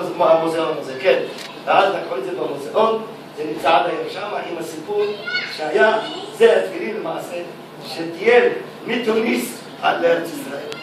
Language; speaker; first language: Hebrew; early bilingual, other home language; Arabic